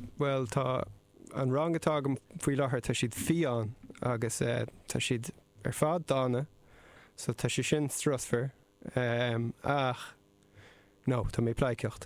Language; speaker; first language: Irish; non-native, local second language; English